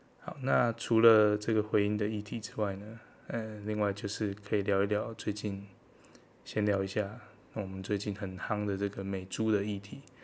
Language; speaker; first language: Chinese; native; Chinese